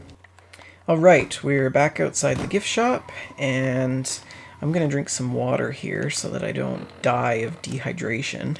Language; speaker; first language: English; native; English